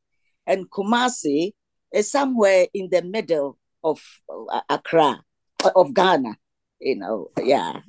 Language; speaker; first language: English; non-native, local second language; Ga